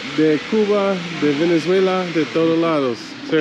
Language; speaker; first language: Spanish; non-native, learner; English